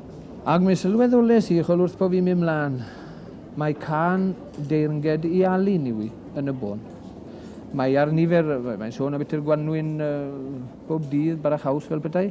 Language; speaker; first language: Welsh; native; Welsh